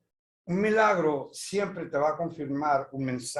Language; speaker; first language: Spanish; native; Spanish